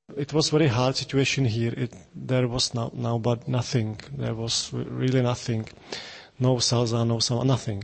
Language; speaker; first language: English; non-native, learner; Czech